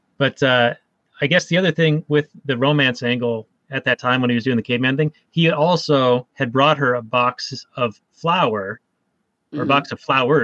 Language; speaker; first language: English; native; English